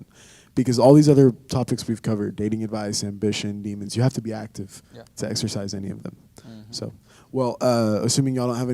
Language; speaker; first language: English; native; English